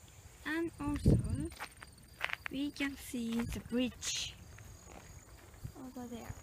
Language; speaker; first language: English; non-native, learner; Japanese